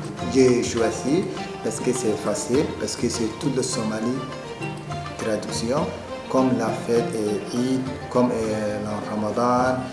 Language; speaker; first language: French; non-native, learner; Somali